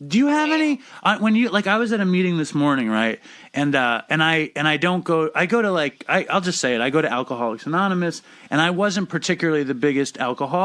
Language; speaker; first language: English; native; English